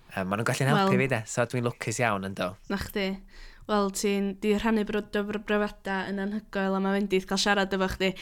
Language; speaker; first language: Welsh; native; Welsh